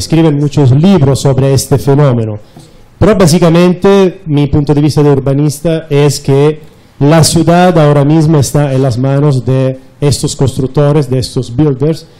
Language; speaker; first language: Spanish; non-native, fluent; Italian